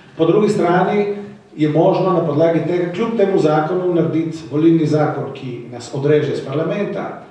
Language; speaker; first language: Slovenian; native; Slovenian